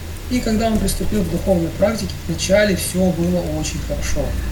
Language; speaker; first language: Russian; native; Russian